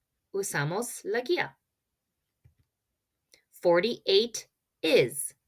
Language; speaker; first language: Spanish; non-native, learner; English